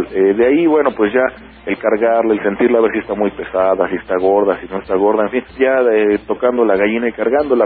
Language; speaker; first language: Spanish; native; Spanish